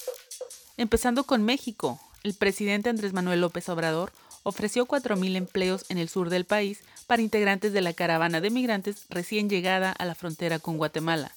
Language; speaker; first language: Spanish; native; Spanish